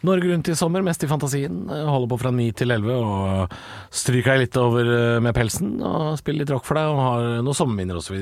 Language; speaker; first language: Norwegian; native; Norwegian